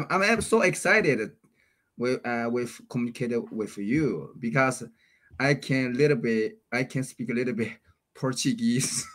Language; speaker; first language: English; non-native, learner; Chinese